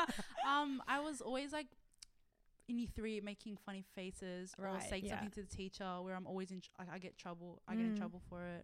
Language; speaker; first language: English; non-native, local second language; Arabic